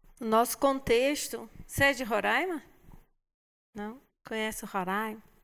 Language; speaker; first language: Portuguese; native; Portuguese